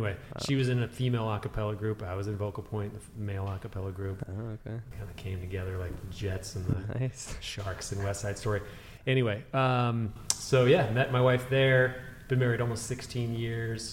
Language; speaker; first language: English; native; English